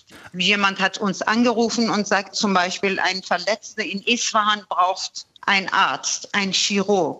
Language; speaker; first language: German; non-native, fluent; Persian